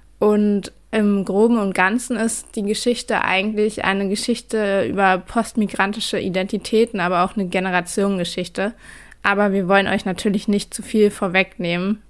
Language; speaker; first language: German; native; German